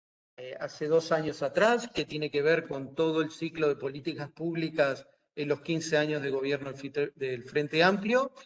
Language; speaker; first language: Spanish; native; Spanish